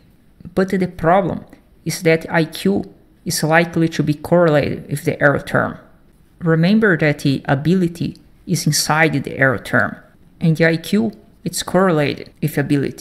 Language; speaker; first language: English; non-native, fluent; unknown